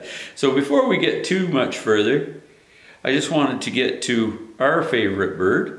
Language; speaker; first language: English; native; English